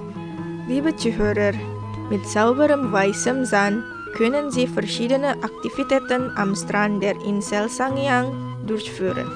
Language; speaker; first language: German; non-native, fluent; Indonesian